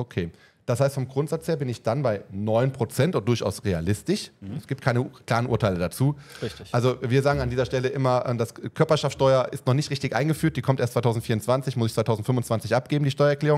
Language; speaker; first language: German; native; German